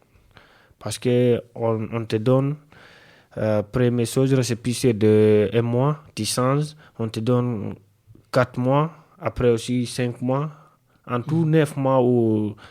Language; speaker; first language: French; non-native, learner; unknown